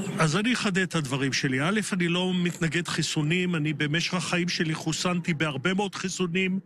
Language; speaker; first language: Hebrew; native; Hebrew